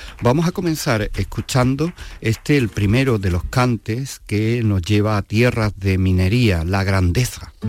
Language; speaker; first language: Spanish; native; Spanish